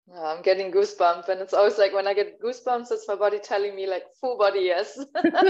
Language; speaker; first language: English; non-native, fluent; German